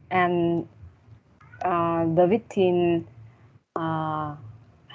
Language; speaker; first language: English; non-native, learner; Vietnamese